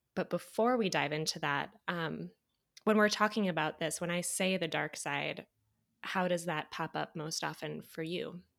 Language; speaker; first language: English; native; English